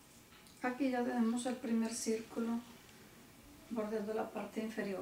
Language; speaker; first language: Spanish; native; Spanish